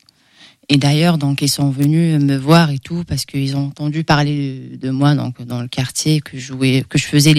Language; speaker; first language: French; non-native, local second language; Arabic